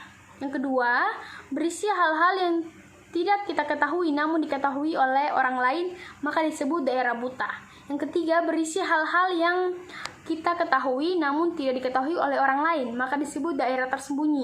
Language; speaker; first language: Indonesian; native; Indonesian